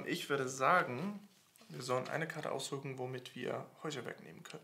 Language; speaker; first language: German; non-native, fluent; English